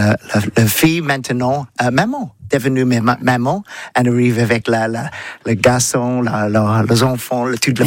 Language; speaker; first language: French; non-native, learner; English